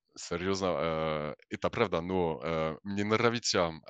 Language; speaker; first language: Russian; non-native, learner; French